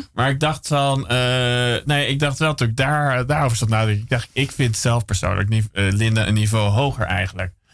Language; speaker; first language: Dutch; native; Dutch